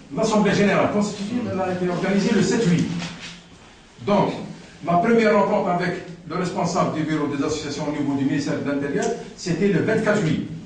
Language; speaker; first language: French; non-native, local second language; Arabic